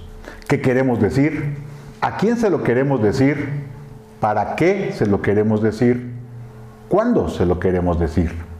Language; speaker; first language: Spanish; native; Spanish